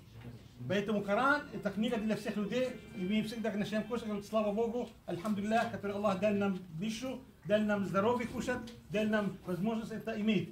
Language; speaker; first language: Russian; non-native, fluent; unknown